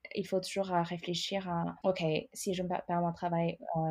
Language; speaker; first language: French; non-native, fluent; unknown